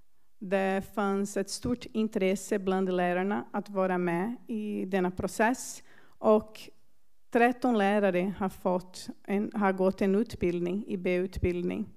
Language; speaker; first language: Swedish; non-native, fluent; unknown